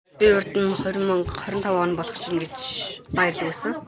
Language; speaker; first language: Mongolian; native; Mongolian